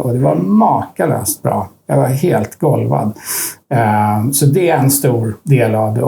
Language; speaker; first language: Swedish; native; Swedish